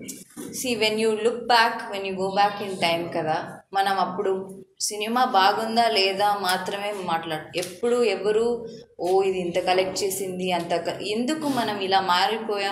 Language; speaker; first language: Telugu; non-native, learner; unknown